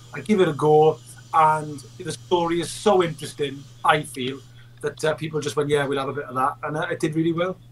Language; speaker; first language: English; native; English